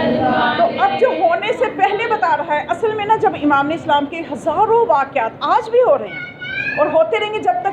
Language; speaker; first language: Urdu; native; Urdu